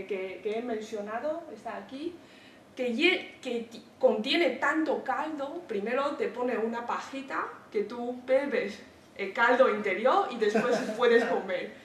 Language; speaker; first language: Spanish; non-native, fluent; Chinese